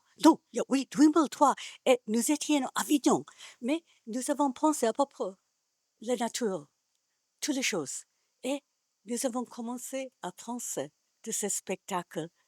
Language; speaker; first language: French; non-native, learner; Japanese